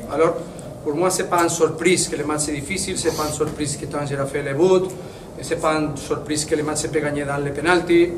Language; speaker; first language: French; non-native, fluent; Spanish